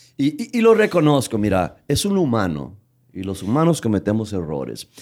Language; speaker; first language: Spanish; native; Spanish